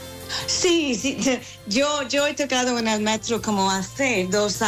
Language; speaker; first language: Spanish; non-native, fluent; English